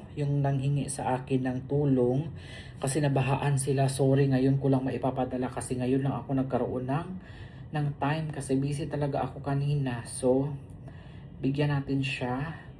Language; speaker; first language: Filipino; non-native, local second language; Cebuano